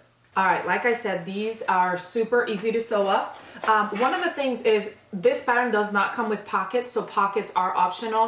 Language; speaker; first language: English; native; English